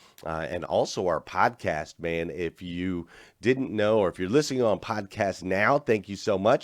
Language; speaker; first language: English; native; English